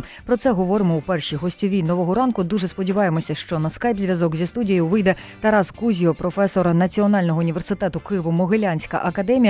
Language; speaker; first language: Ukrainian; native; Ukrainian